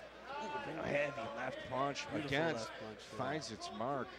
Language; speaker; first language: English; native; English